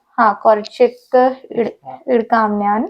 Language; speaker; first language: Malayalam; non-native, learner; Hindi